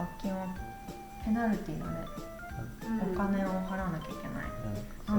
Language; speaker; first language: Japanese; native; Japanese